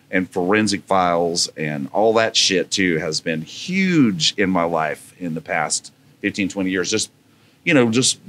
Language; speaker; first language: English; native; English